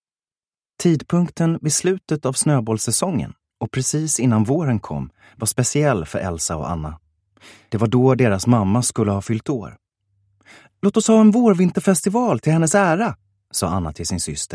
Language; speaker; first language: Swedish; native; Swedish